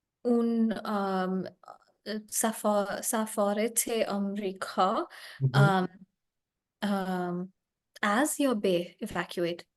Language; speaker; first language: Persian; non-native, learner; English